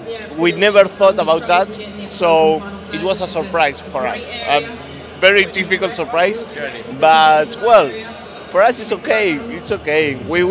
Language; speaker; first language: English; non-native, fluent; Spanish